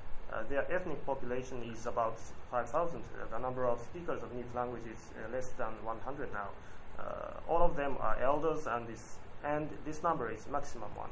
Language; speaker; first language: English; non-native, learner; Japanese